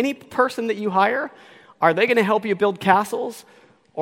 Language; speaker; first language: English; native; English